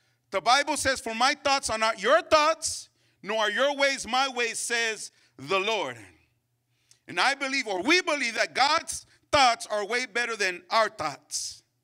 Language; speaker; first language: English; early bilingual, other home language; Spanish